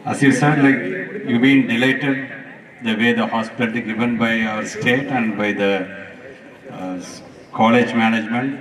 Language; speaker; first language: English; non-native, local second language; Tamil